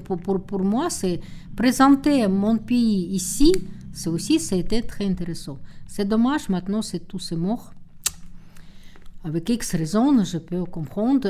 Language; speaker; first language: French; non-native, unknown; Russian